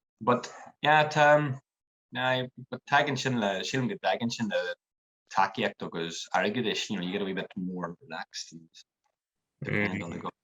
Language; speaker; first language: Irish; native; Irish